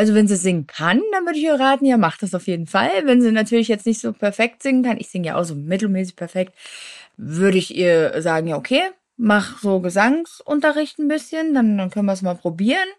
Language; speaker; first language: German; native; German